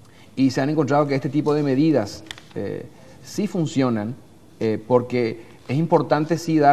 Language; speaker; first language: Spanish; native; Spanish